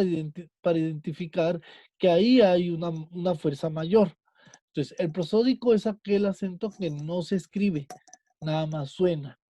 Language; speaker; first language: Spanish; native; Spanish